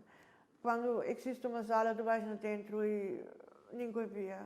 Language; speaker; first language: Portuguese; non-native, learner; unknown